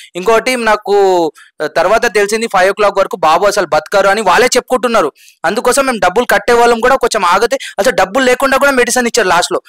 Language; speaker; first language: Telugu; non-native, local second language; Urdu